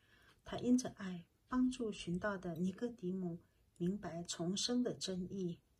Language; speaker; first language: Chinese; native; Chinese